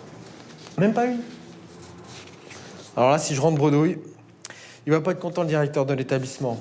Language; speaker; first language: French; native; French